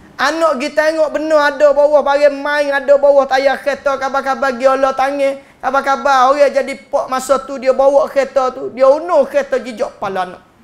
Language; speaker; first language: Malay; native; Malay